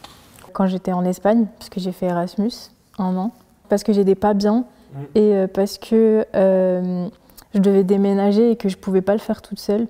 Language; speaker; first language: French; early bilingual, other home language; Arabic